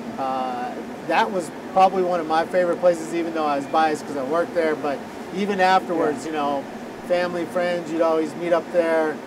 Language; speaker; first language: English; native; English